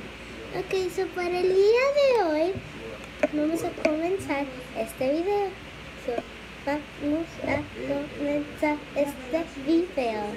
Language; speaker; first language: Spanish; early bilingual, heritage; Spanish